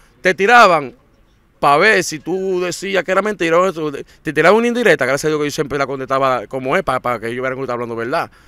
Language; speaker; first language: Spanish; native; Spanish